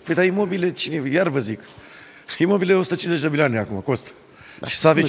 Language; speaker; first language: Romanian; native; Romanian